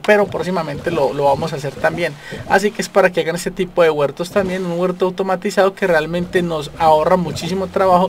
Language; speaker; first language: Spanish; native; Spanish